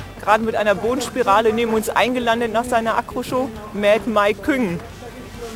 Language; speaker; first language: German; native; German